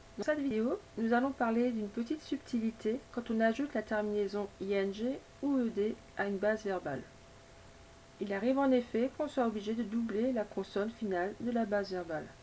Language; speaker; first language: French; native; French